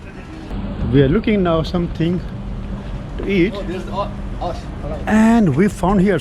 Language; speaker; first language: English; non-native, local second language; Urdu